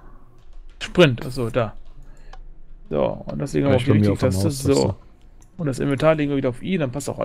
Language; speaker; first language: German; native; German